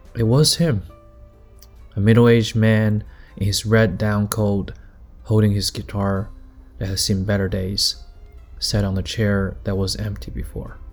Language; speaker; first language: English; non-native, fluent; Chinese